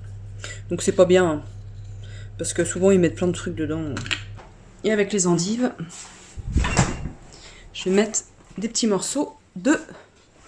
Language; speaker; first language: French; native; French